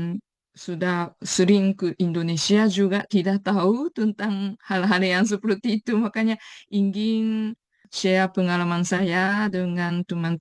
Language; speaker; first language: Indonesian; non-native, fluent; Japanese